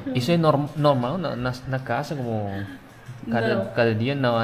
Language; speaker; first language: Portuguese; non-native, learner; Indonesian